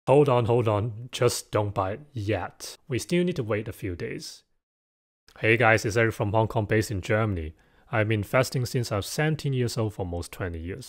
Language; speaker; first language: English; non-native, local second language; Cantonese